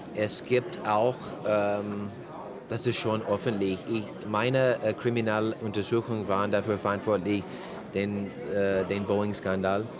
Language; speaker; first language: German; non-native, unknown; English